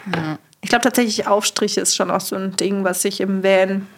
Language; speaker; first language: German; native; German